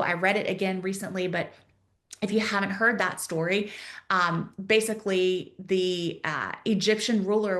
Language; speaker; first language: English; native; English